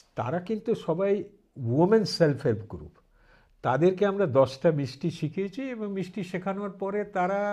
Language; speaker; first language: Bangla; early bilingual, heritage; Bangla